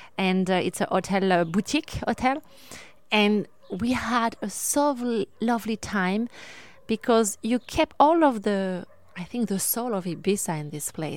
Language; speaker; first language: English; non-native, learner; French